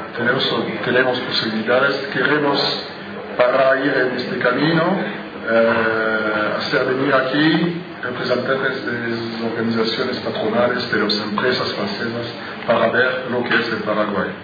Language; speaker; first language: Spanish; non-native, fluent; French